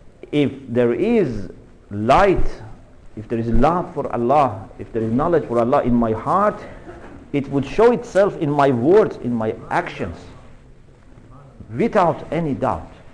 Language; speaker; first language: English; non-native, fluent; Persian